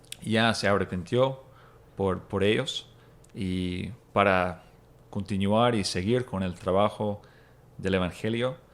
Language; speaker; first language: Spanish; non-native, fluent; English